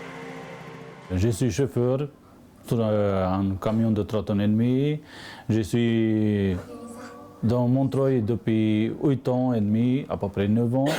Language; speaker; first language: French; non-native, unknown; Romany